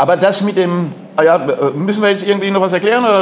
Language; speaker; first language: German; native; German